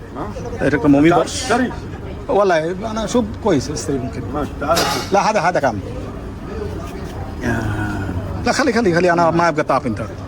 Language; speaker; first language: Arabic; non-native, learner; Bangla